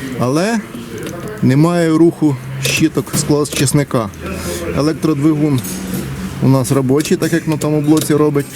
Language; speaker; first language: Ukrainian; non-native, local second language; Russian